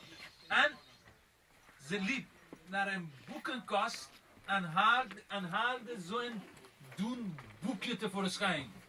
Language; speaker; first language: Dutch; non-native, fluent; Persian